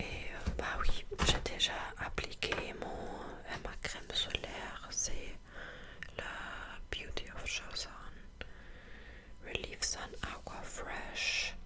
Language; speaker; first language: French; non-native, fluent; English